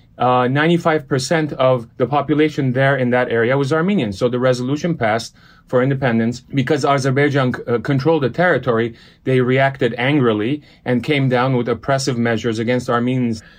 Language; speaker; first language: English; early bilingual, other home language; Armenian